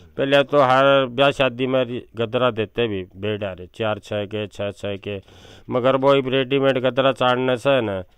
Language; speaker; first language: Hindi; native; Hindi